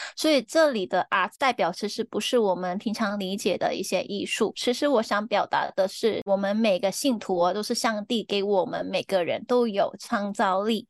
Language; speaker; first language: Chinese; non-native, local second language; Cantonese